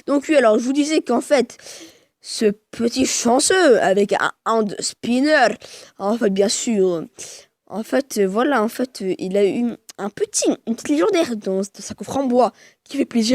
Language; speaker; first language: French; native; French